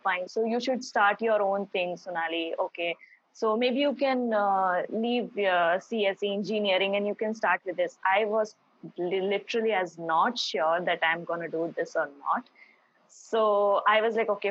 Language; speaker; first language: English; non-native, local second language; Hindi